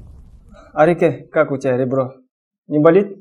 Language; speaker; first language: Russian; non-native, local second language; Kazakh